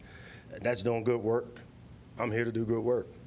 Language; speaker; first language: English; native; English